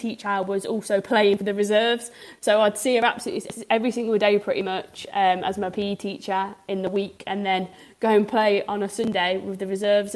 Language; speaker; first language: English; native; English